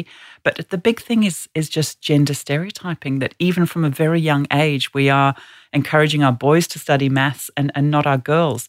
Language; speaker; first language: English; native; English